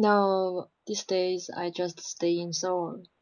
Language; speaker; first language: English; non-native, learner; Chinese